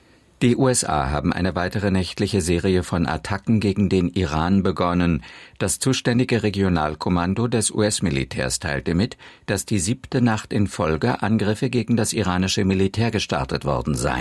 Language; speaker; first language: German; native; German